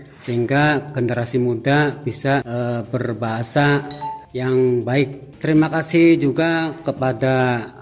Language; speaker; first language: Indonesian; non-native, local second language; Javanese